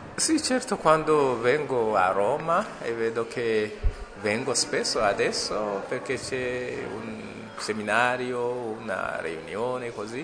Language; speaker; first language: Italian; non-native, fluent; Rundi